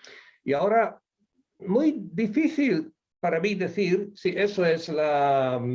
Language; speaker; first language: Spanish; non-native, fluent; Polish